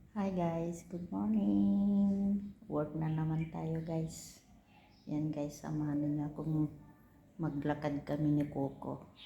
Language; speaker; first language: Filipino; non-native, local second language; Iloko